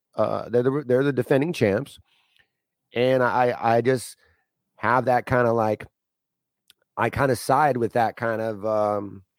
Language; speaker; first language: English; native; English